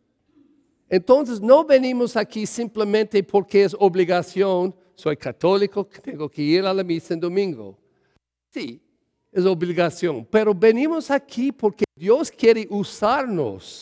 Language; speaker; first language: Spanish; early bilingual, heritage; English